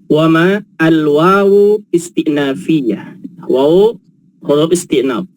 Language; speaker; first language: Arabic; non-native, fluent; Indonesian